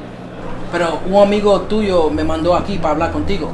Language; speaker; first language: Spanish; early bilingual, heritage; Spanish